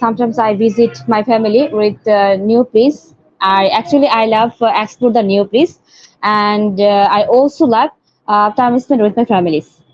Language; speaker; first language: English; non-native, learner; Bangla